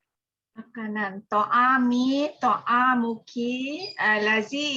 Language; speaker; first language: Arabic; non-native, learner; Malay